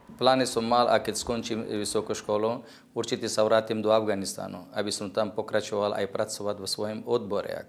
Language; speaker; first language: Slovak; non-native, fluent; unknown